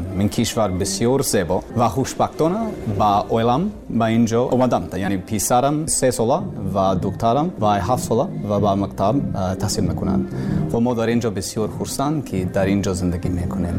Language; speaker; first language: Persian; non-native, learner; English